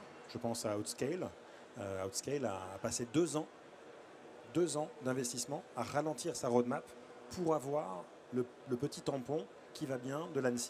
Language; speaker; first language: French; native; French